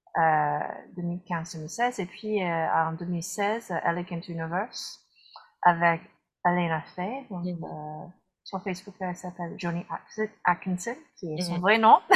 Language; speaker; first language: French; non-native, fluent; English